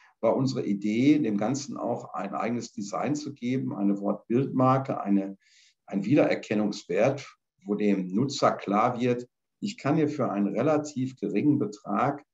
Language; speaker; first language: German; native; German